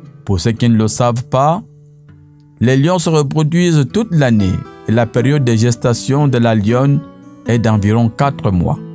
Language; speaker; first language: French; native; French